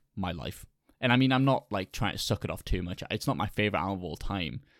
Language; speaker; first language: English; native; English